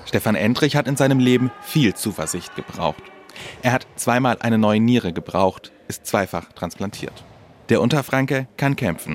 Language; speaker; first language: German; native; German